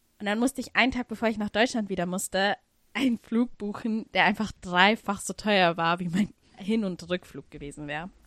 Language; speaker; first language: German; early bilingual, other home language; Russian